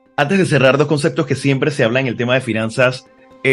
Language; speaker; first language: Spanish; native; Spanish